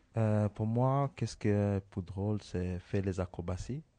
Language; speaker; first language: French; non-native, learner; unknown